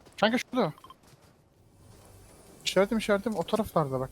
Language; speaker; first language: Turkish; native; Turkish